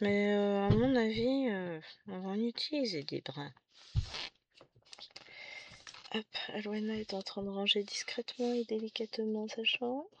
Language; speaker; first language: French; native; French